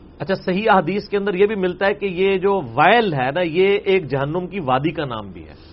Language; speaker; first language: Urdu; non-native, local second language; Punjabi